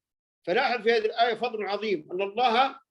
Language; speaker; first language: Arabic; native; Arabic